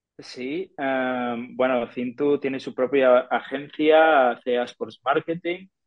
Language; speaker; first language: Spanish; non-native, fluent; English